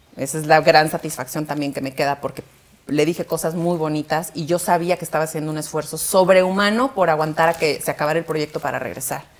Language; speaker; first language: Spanish; native; Spanish